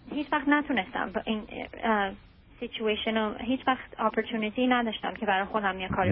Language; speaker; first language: Persian; early bilingual, heritage; Persian